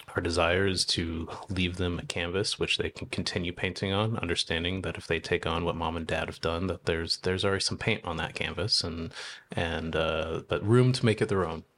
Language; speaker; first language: English; native; English